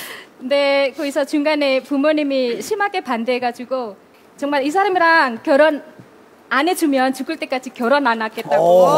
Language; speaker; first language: Korean; non-native, fluent; Indonesian